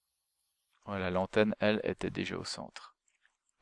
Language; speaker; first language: French; native; French